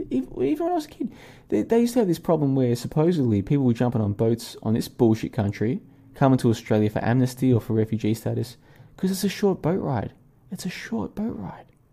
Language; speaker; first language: English; native; English